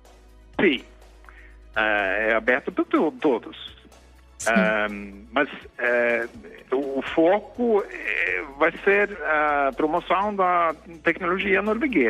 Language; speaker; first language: Portuguese; non-native, fluent; Norwegian